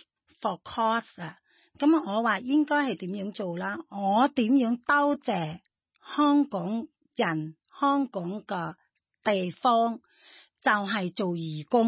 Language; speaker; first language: Chinese; non-native, fluent; Thai